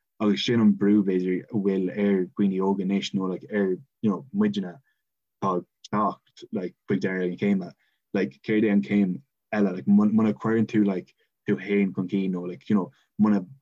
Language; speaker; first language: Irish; non-native, local second language; English